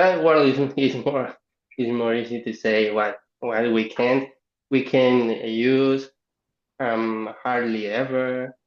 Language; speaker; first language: English; non-native, learner; Spanish